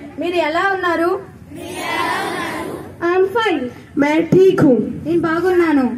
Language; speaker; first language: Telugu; non-native, learner; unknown